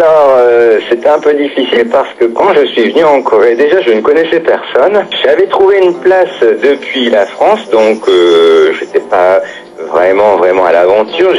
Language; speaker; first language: French; native; French